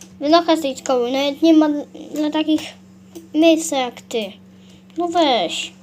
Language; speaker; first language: Polish; native; Polish